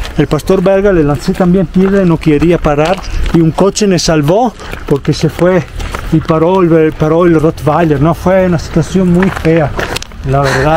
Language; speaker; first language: Spanish; non-native, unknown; Italian